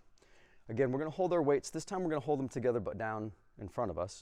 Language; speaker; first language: English; native; English